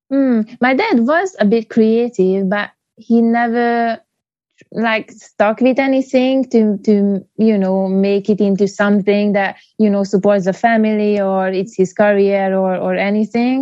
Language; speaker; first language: English; non-native, fluent; Hungarian